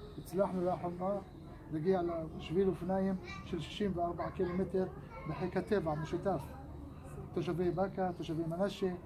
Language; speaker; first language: Hebrew; non-native, local second language; Arabic